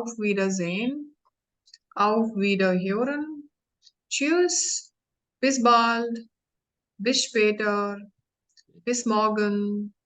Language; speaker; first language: German; non-native, learner; Hindi